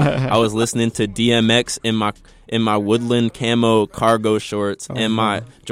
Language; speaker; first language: English; native; English